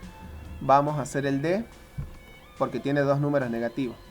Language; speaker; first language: Spanish; native; Spanish